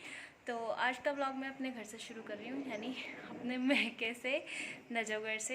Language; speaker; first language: Hindi; native; Hindi